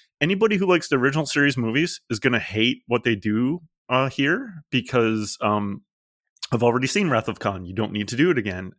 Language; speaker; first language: English; native; English